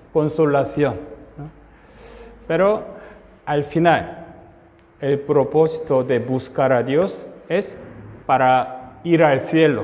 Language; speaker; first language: Spanish; non-native, fluent; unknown